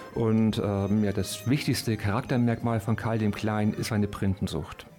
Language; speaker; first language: German; native; German